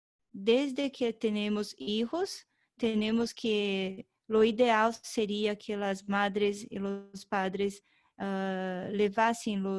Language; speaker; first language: Spanish; non-native, learner; Portuguese